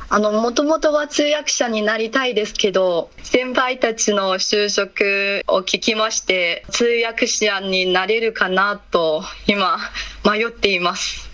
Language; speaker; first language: Japanese; non-native, fluent; Chinese